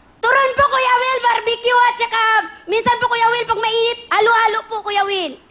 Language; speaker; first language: Filipino; non-native, local second language; Kinaray-a